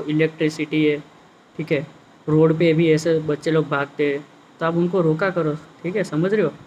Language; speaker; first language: Hindi; non-native, local second language; Gujarati